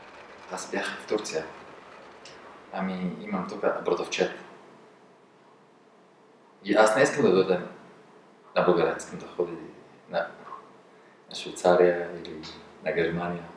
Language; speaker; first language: Bulgarian; non-native, learner; Arabic